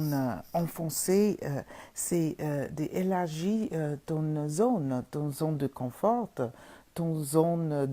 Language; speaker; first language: French; non-native, fluent; English